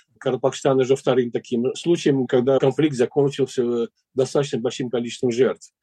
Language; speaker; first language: Russian; non-native, local second language; Uzbek